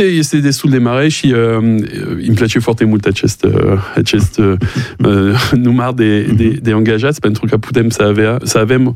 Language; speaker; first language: Romanian; non-native, learner; French